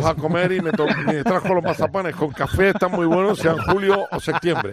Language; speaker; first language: Spanish; native; Spanish